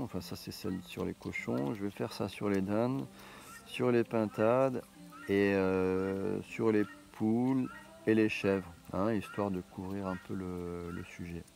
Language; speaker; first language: French; native; French